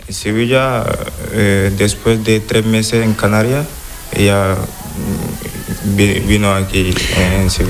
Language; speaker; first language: Spanish; non-native, learner; Wolof